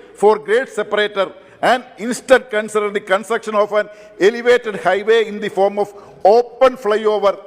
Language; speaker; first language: English; non-native, local second language; Malayalam